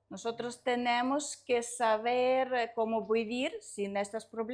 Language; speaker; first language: Spanish; non-native, learner; Russian